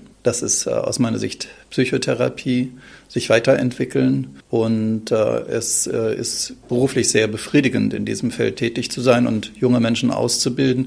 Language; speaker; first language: German; native; German